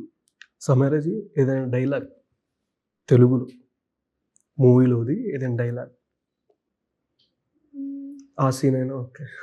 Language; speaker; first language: Telugu; native; Telugu